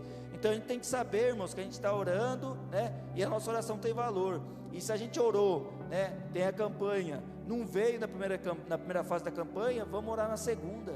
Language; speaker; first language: Portuguese; native; Portuguese